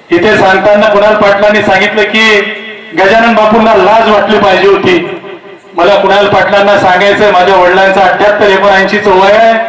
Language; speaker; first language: Marathi; native; Marathi